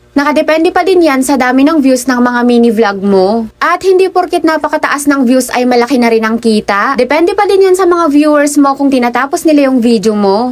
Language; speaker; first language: Filipino; non-native, local second language; Iloko